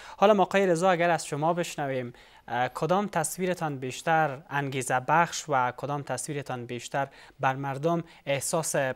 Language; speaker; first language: Persian; native; Persian